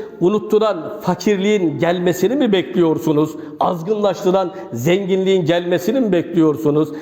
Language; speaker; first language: Turkish; native; Turkish